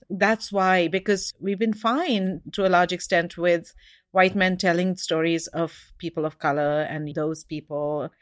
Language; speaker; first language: English; non-native, local second language; Hindi